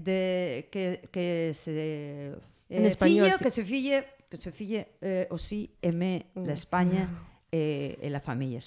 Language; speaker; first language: French; non-native, learner; Spanish